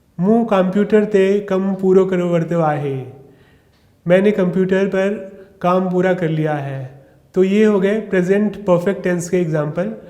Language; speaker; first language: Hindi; non-native, local second language; Sindhi